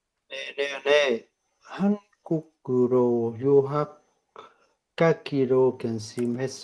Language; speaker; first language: Korean; non-native, learner; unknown